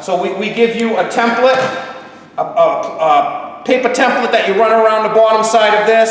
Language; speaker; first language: English; native; English